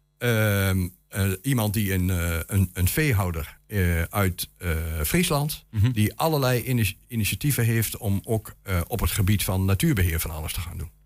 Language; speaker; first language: Dutch; native; Dutch